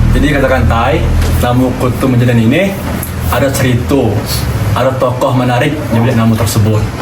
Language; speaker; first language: Malay; non-native, local second language; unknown